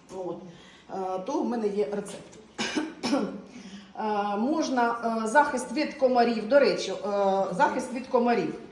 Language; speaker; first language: Ukrainian; non-native, local second language; Russian